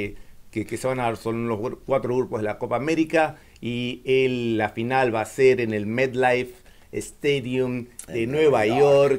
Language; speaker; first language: Spanish; native; Spanish